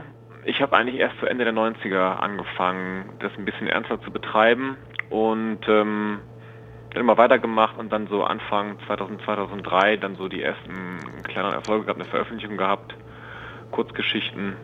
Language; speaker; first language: German; native; German